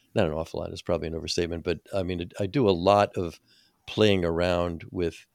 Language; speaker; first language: English; native; English